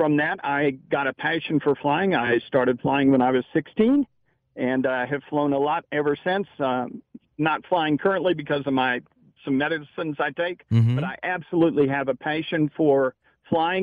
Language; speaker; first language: English; native; English